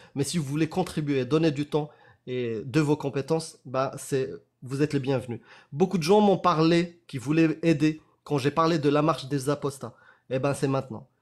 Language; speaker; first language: French; non-native, local second language; Arabic